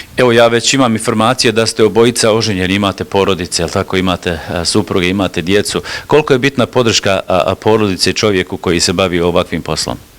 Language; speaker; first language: Bosnian; native; Bosnian